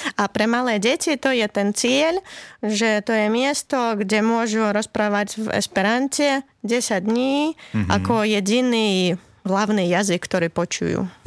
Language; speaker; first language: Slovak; non-native, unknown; Russian